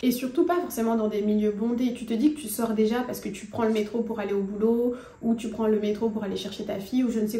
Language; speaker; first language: French; native; French